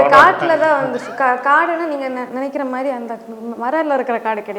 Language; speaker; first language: Tamil; native; Tamil